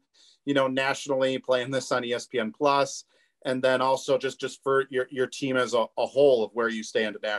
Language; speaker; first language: English; native; English